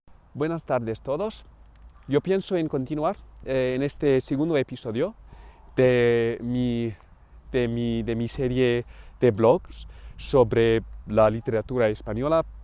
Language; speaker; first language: Spanish; non-native, fluent; English